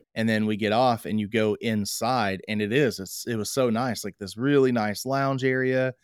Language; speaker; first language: English; native; English